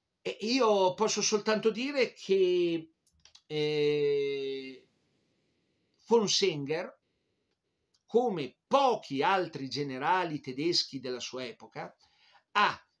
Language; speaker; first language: Italian; native; Italian